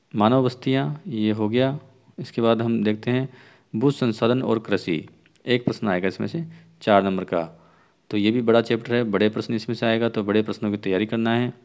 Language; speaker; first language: Hindi; native; Hindi